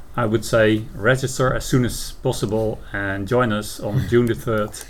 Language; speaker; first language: English; non-native, fluent; Dutch